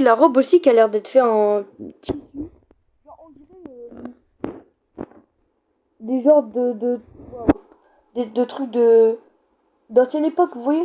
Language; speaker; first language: French; native; French